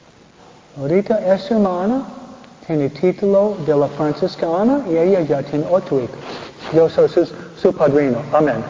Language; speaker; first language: Spanish; non-native, fluent; English